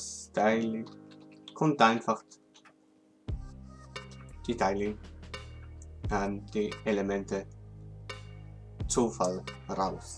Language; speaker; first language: German; non-native, local second language; Swiss German